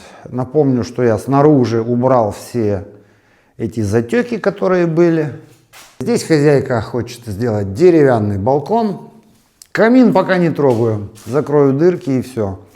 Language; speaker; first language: Russian; native; Russian